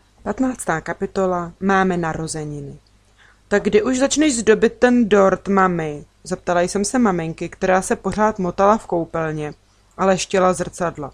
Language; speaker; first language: Czech; native; Czech